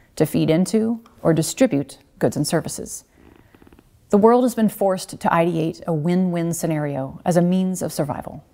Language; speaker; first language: English; native; English